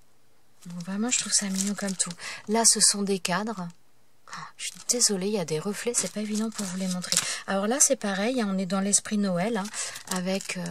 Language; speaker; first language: French; native; French